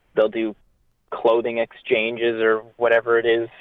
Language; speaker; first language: English; native; English